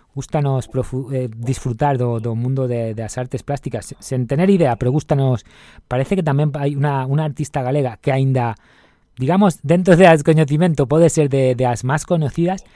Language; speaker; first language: Galician; non-native, local second language; Spanish